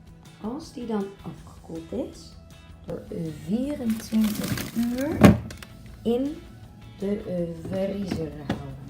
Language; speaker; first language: Dutch; native; Dutch